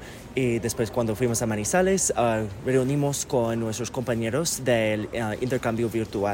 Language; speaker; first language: Spanish; non-native, learner; English